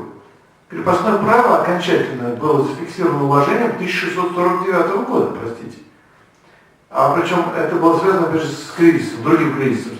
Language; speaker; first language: Russian; native; Russian